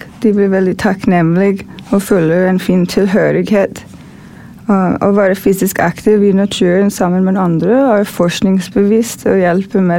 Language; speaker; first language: Norwegian; non-native, fluent; English